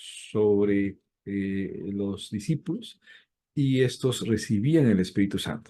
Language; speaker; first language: Spanish; native; Spanish